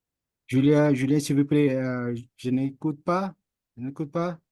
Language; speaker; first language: French; non-native, learner; Portuguese